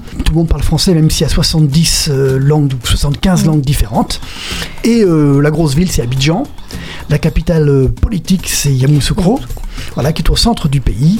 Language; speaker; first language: French; native; French